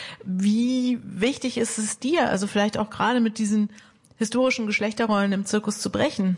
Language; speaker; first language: German; native; German